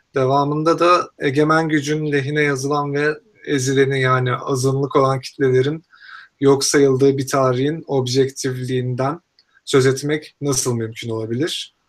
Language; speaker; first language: Turkish; native; Turkish